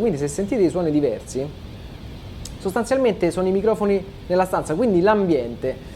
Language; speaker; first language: Italian; native; Italian